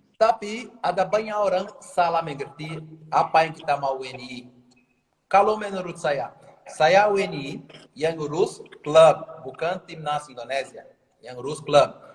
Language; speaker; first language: Indonesian; non-native, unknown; Portuguese